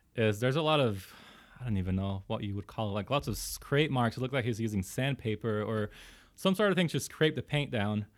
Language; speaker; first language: English; early bilingual, other home language; Portuguese